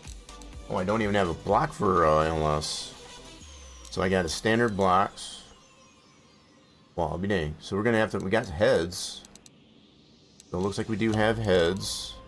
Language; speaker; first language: English; native; English